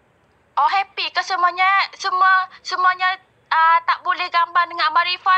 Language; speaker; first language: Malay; non-native, learner; Vietnamese